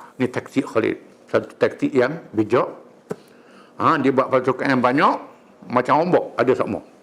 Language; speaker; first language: Malay; native; Malay